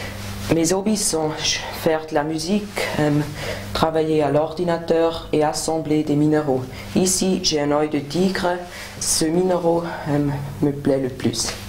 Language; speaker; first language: French; non-native, local second language; German